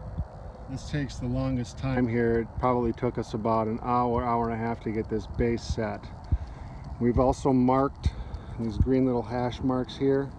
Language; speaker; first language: English; native; English